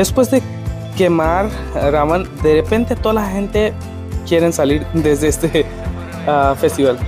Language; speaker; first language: Spanish; non-native, fluent; Hindi